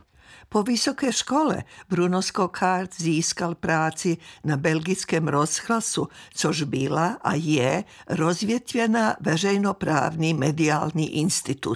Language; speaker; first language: Czech; native; Czech